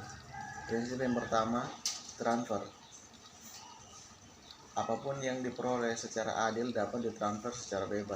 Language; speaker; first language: Indonesian; native; Indonesian